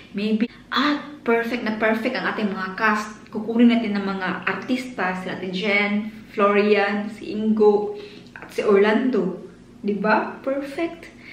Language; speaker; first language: Filipino; non-native, local second language; Cebuano